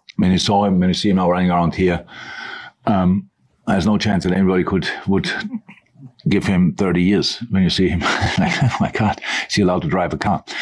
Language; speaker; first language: English; non-native, fluent; German